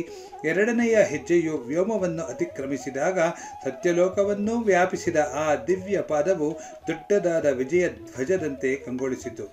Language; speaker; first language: Kannada; native; Kannada